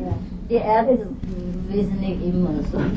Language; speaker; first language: German; non-native, fluent; Vietnamese